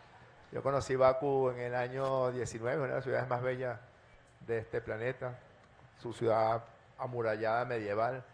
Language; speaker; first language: Spanish; native; Spanish